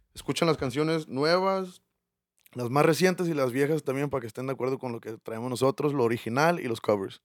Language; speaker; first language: Spanish; early bilingual, heritage; Spanish